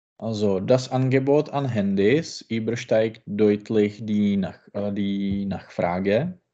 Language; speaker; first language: German; non-native, learner; Czech